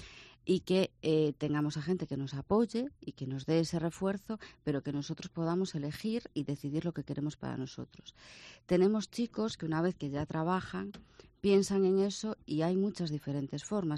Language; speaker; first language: Spanish; native; Spanish